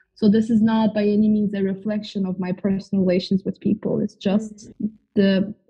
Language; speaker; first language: English; non-native, fluent; Turkish